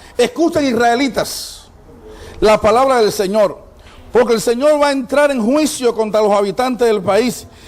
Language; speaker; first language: Spanish; non-native, fluent; Haitian Creole